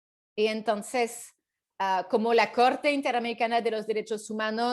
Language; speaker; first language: Spanish; non-native, fluent; French